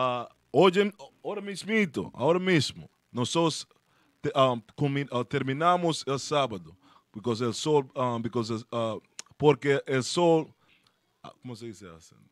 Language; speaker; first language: Portuguese; non-native, fluent; Spanish